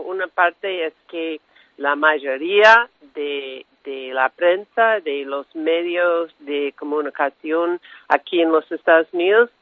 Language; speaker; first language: Spanish; non-native, fluent; English